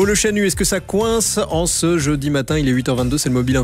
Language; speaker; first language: French; native; French